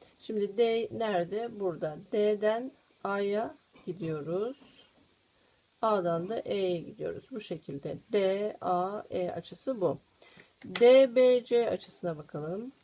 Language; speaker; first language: Turkish; native; Turkish